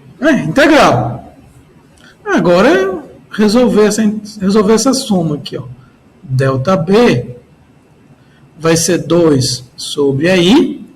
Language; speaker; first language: Portuguese; native; Portuguese